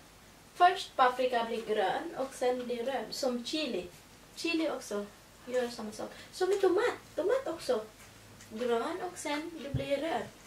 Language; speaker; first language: Swedish; non-native, learner; Filipino